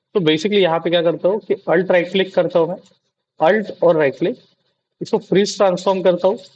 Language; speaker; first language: Hindi; non-native, local second language; Marathi